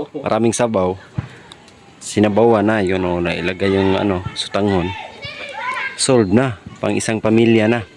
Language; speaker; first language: Filipino; non-native, local second language; Cebuano